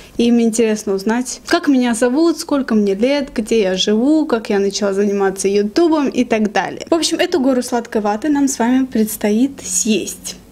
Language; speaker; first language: Russian; non-native, local second language; Lezghian